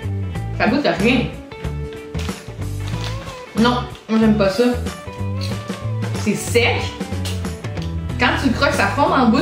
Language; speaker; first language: French; native; French